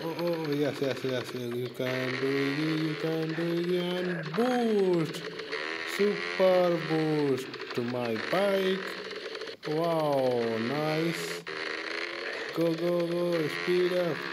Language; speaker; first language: English; non-native, learner; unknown